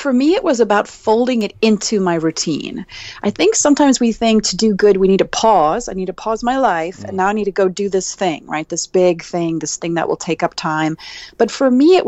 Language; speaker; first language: English; native; English